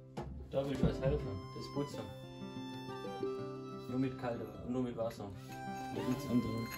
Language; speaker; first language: German; native; German